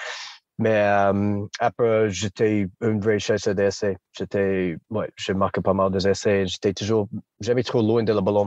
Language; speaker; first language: French; non-native, fluent; English